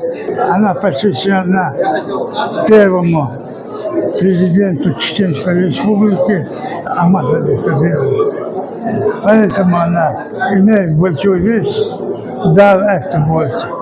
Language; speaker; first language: Russian; non-native, local second language; Chechen